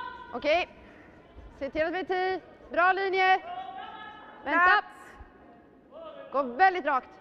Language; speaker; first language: Swedish; native; Swedish